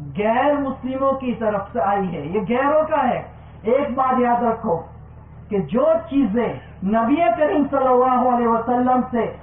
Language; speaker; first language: Urdu; non-native, local second language; Gujarati